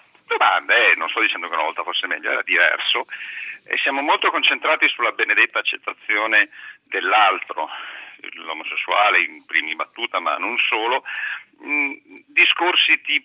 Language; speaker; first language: Italian; native; Italian